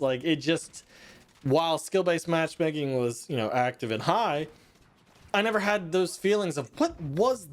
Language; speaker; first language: English; native; English